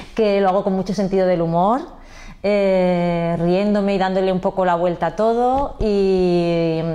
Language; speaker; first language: Spanish; native; Spanish